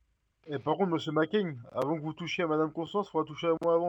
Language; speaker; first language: French; native; French